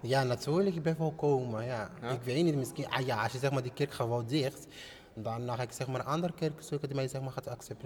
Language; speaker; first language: Dutch; non-native, fluent; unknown